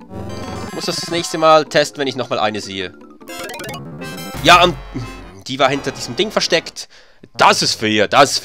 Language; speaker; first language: German; native; German